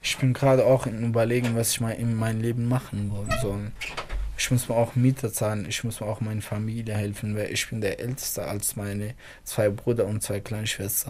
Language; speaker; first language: German; non-native, fluent; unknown